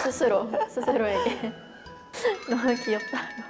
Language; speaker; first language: Korean; non-native, fluent; Japanese